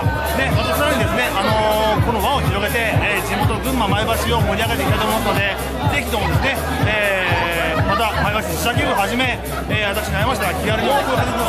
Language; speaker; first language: Japanese; native; Japanese